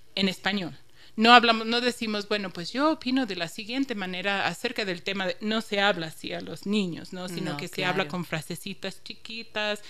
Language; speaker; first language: Spanish; non-native, fluent; English